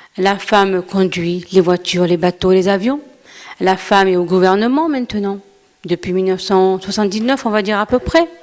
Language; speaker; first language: French; non-native, local second language; Arabic